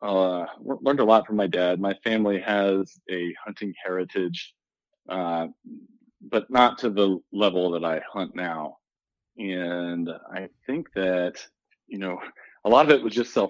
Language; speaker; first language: English; native; English